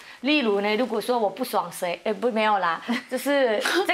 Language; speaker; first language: Chinese; non-native, fluent; Thai